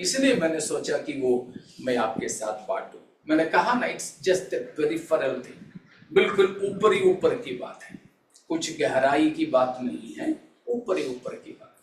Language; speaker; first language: Hindi; non-native, local second language; Malayalam